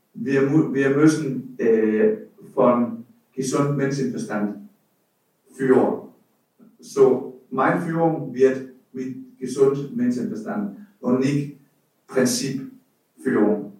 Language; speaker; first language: German; non-native, learner; Danish